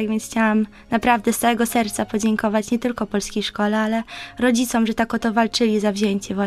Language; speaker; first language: Polish; early bilingual, heritage; Polish